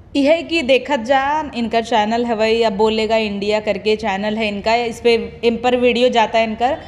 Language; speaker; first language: Hindi; non-native, local second language; Awadhi